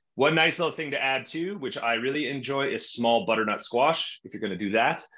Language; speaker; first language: English; native; English